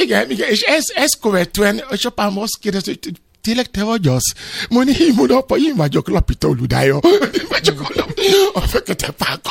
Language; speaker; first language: Hungarian; non-native, fluent; Yoruba